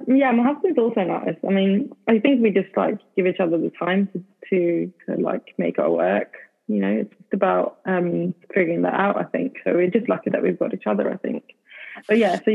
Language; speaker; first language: English; non-native, fluent; Swedish